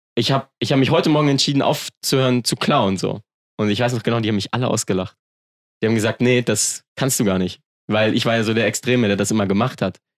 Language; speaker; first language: German; native; German